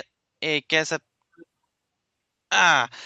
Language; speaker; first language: French; non-native, learner; English